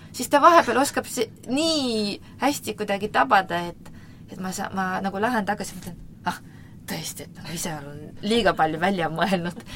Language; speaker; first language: Estonian; non-native, local second language; Russian